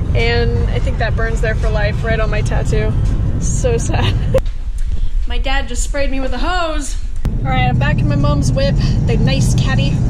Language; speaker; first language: English; native; English